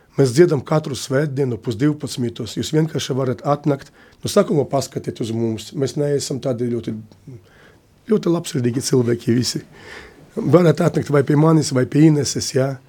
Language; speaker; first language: Latvian; non-native, local second language; Russian